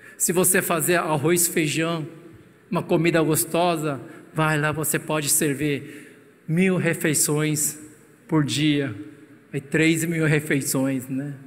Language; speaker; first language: Portuguese; non-native, fluent; Korean